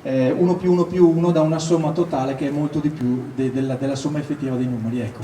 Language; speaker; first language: Italian; native; Italian